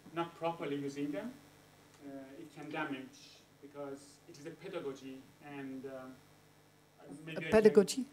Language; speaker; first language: English; non-native, fluent; Persian